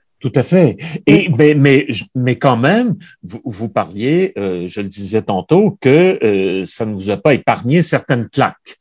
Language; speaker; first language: French; native; French